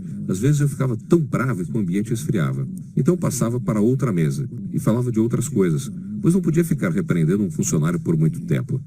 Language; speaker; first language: Portuguese; native; Portuguese